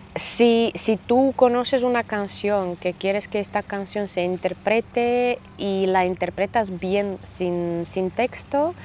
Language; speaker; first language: Spanish; non-native, fluent; Slovak